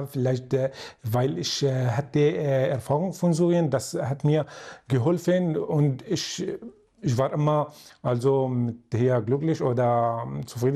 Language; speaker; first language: German; non-native, learner; Arabic